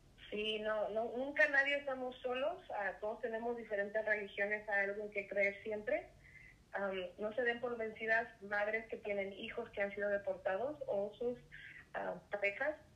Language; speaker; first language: Spanish; early bilingual, heritage; Spanish